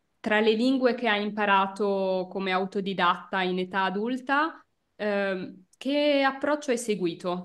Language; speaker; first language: Italian; native; Italian